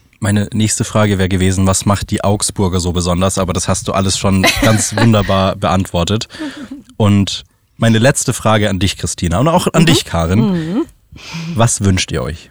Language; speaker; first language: German; native; German